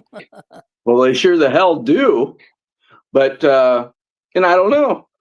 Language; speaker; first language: English; native; English